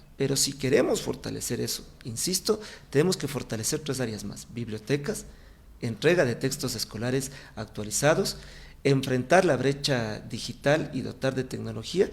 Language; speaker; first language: Spanish; native; Spanish